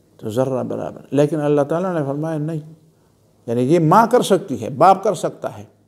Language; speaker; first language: Urdu; non-native, local second language; Pashto